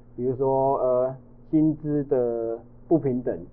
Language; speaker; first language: Chinese; non-native, local second language; Min Nan Chinese